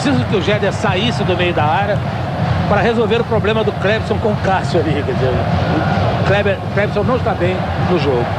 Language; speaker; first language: Portuguese; native; Portuguese